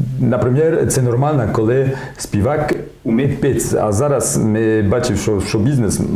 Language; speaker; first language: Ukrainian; non-native, learner; French